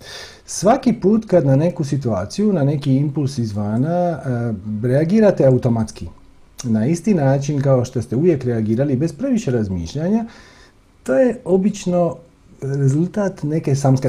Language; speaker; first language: Croatian; native; Croatian